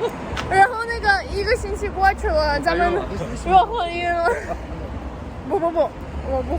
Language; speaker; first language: Chinese; non-native, fluent; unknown